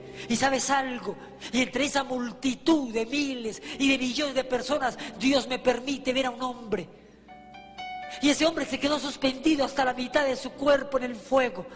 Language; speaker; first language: Spanish; native; Spanish